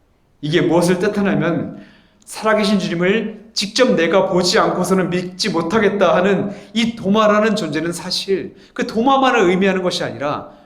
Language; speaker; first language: Korean; native; Korean